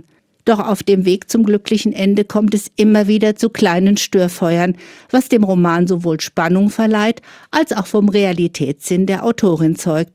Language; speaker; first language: German; native; German